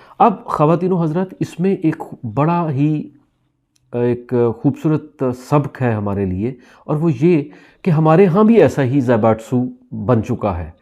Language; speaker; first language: Urdu; native; Urdu